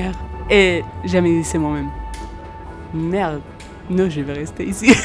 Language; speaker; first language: French; non-native, fluent; Spanish